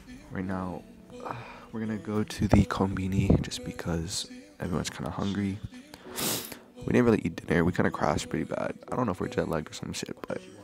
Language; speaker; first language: English; native; English